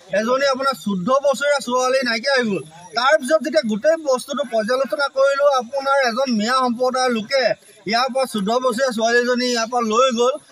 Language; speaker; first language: Assamese; native; Assamese